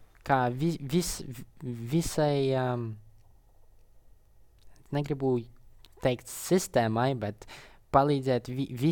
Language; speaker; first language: Latvian; non-native, local second language; Russian